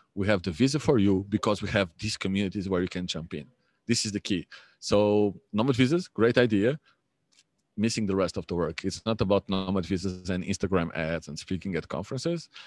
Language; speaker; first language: English; non-native, fluent; Portuguese